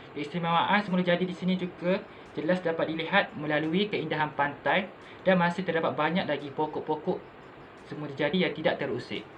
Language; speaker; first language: Malay; native; Malay